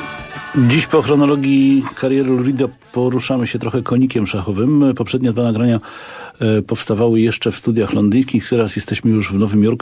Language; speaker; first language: Polish; native; Polish